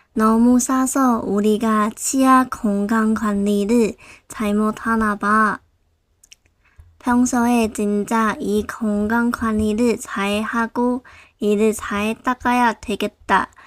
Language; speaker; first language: Korean; non-native, local second language; Chinese